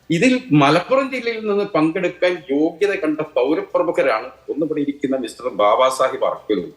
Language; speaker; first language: Malayalam; native; Malayalam